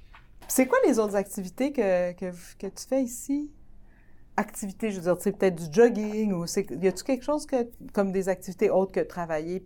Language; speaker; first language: French; native; French